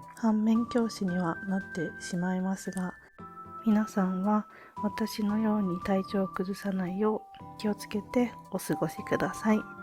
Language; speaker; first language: Japanese; native; Japanese